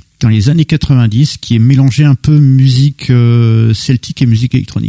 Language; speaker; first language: French; native; French